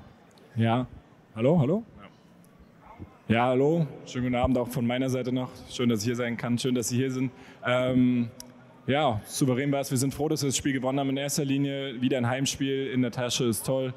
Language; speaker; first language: German; native; German